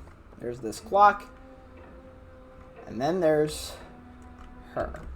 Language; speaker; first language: English; native; English